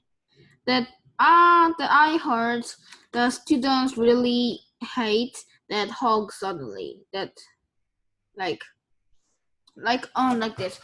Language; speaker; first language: English; non-native, learner; Korean